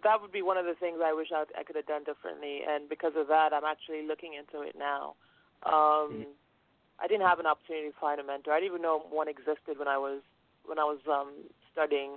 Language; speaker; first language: English; non-native, local second language; Yoruba